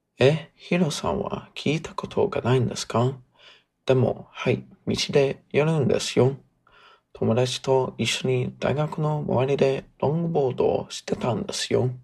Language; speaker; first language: Japanese; non-native, learner; English